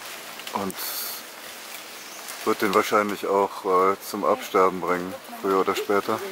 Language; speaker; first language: German; native; German